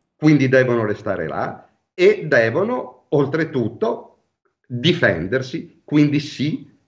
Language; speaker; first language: Italian; native; Italian